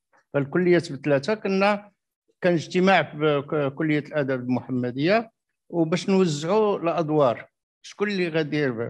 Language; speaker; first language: Arabic; native; Arabic